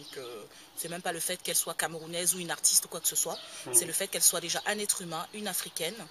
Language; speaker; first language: French; native; French